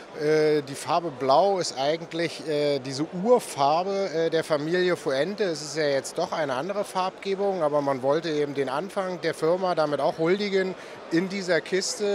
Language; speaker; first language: German; native; German